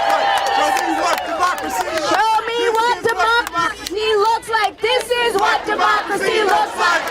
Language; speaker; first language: English; native; English